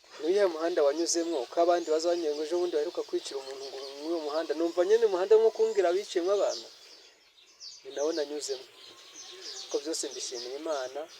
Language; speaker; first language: Kinyarwanda; early bilingual, heritage; Kinyarwanda